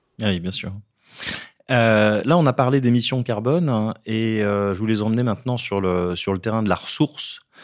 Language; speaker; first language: French; native; French